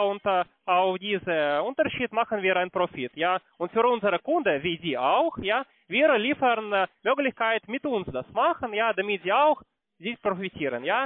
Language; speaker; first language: German; non-native, learner; Russian